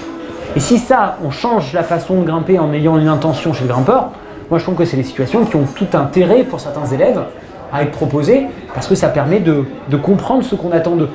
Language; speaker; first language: French; native; French